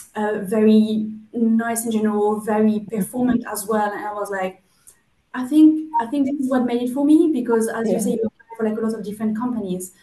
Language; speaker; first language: English; non-native, fluent; French